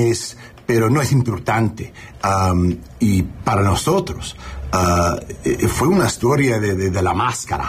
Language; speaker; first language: Spanish; non-native, learner; English